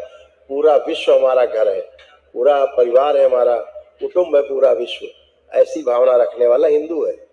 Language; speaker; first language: Hindi; native; Hindi